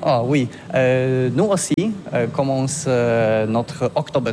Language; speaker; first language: French; non-native, learner; Polish